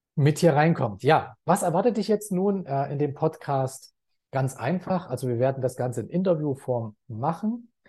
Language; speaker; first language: German; native; German